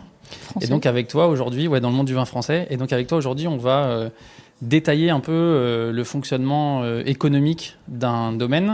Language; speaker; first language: French; native; French